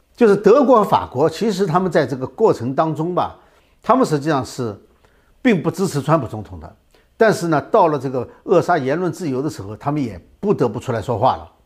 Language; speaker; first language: Chinese; native; Chinese